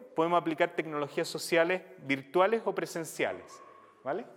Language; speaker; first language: Spanish; native; Spanish